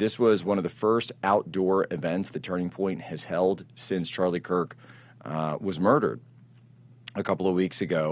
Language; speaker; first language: English; native; English